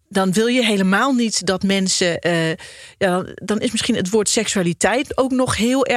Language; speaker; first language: Dutch; native; Dutch